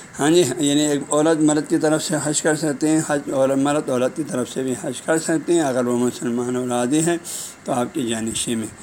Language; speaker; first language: Urdu; non-native, local second language; Balti